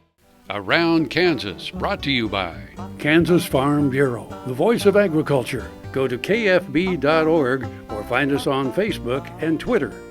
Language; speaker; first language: English; native; English